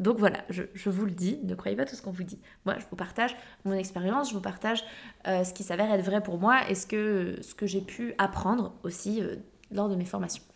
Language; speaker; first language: French; native; French